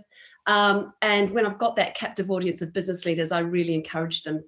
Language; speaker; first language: English; native; English